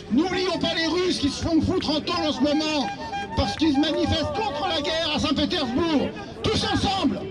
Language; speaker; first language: French; native; French